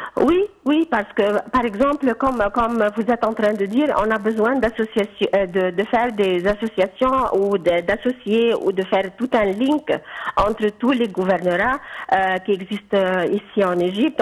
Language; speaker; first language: French; non-native, fluent; Arabic